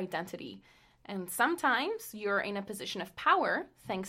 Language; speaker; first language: English; non-native, fluent; Spanish